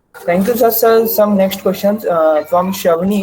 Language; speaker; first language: English; non-native, local second language; Marathi